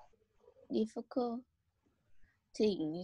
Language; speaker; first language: English; non-native, learner; Vietnamese